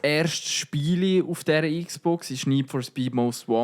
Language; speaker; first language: German; native; German